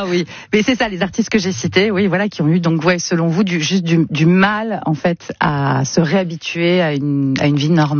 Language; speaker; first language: French; native; French